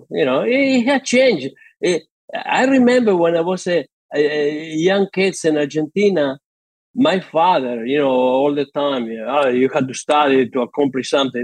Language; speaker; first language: English; non-native, fluent; Spanish